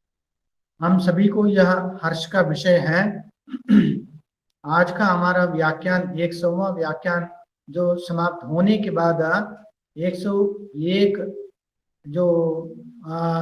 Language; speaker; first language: Hindi; non-native, local second language; Kannada